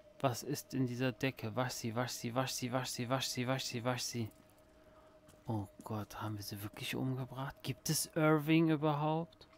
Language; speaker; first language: German; native; German